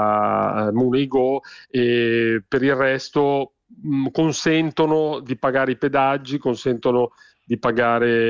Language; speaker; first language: Italian; native; Italian